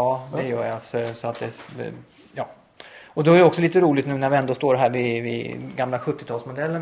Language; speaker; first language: Swedish; native; Swedish